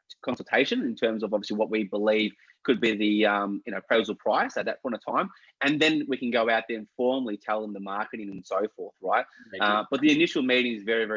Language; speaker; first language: English; native; English